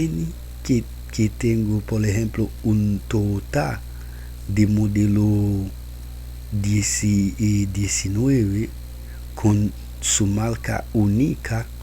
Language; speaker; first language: Spanish; non-native, learner; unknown